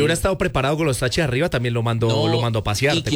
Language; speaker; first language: Spanish; native; Spanish